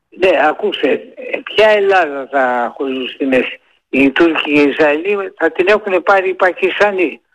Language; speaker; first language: Greek; native; Greek